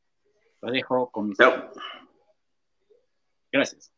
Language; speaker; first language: Spanish; native; Spanish